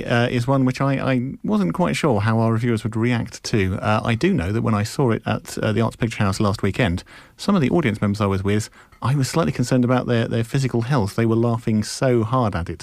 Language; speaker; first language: English; native; English